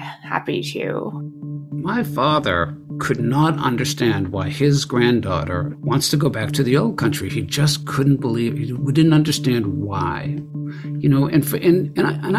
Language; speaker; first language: English; early bilingual, other home language; Armenian